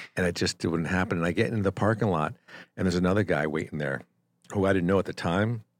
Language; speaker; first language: English; native; English